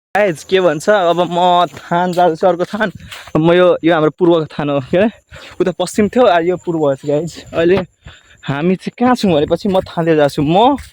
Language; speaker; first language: Nepali; non-native, local second language; Rana Tharu